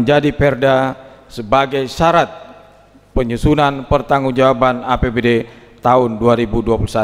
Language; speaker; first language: Indonesian; native; Indonesian